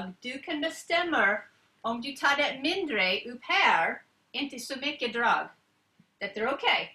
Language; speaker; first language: Swedish; non-native, learner; English